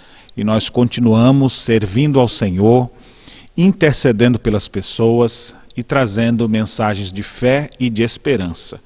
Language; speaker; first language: Portuguese; native; Portuguese